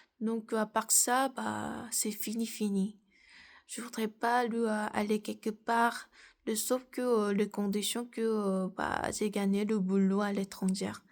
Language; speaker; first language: French; non-native, fluent; Korean